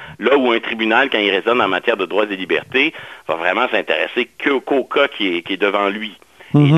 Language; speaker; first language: French; native; French